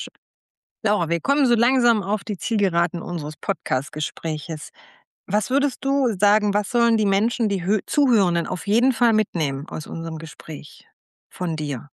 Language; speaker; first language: German; native; German